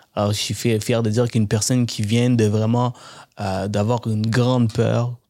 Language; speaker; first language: French; early bilingual, other home language; Tamil